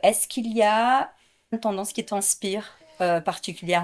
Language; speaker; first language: French; non-native, fluent; Portuguese